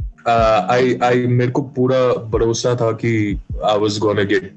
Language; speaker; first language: English; non-native, local second language; Kashmiri